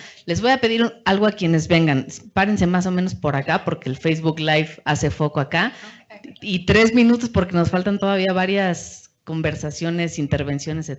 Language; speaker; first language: Spanish; native; Spanish